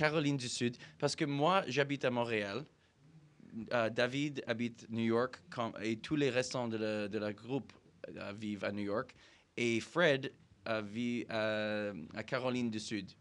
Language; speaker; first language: French; non-native, fluent; English